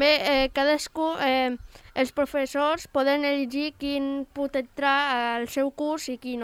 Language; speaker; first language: Catalan; non-native, local second language; Spanish